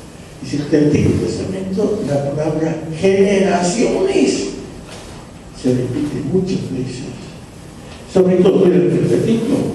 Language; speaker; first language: Spanish; non-native, fluent; English